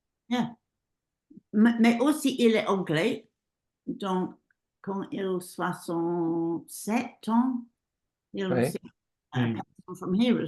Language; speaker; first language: French; non-native, learner; English